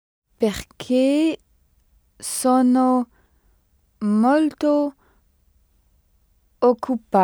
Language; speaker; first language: Italian; non-native, learner; French